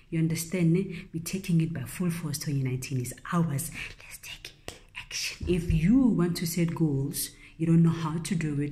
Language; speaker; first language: English; non-native, local second language; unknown